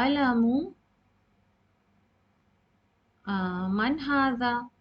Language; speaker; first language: Arabic; non-native, fluent; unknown